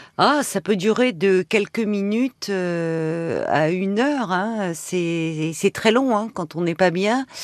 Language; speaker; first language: French; native; French